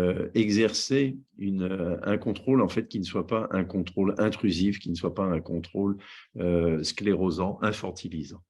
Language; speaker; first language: French; native; French